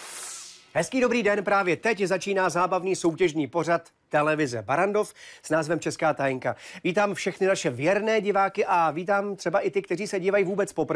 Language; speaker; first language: Czech; native; Czech